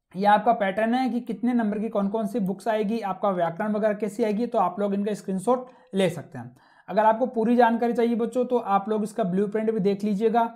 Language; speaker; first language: Hindi; native; Hindi